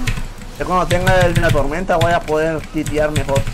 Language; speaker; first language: Spanish; native; Spanish